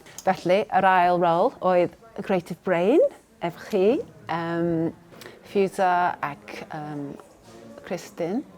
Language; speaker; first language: Welsh; non-native, fluent; English